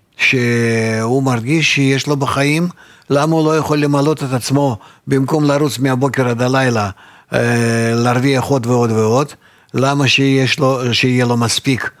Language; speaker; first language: Hebrew; non-native, fluent; Russian